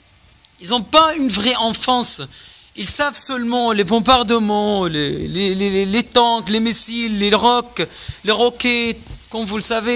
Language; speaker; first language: French; non-native, fluent; Arabic